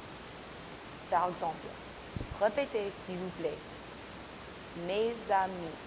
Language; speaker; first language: French; non-native, learner; English